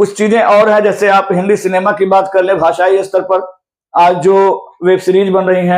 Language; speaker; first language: Hindi; native; Hindi